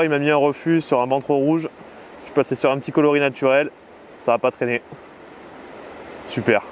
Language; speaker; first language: French; native; French